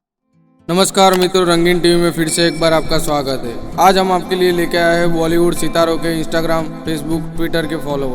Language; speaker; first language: Hindi; native; Hindi